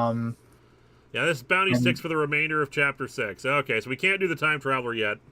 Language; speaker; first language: English; native; English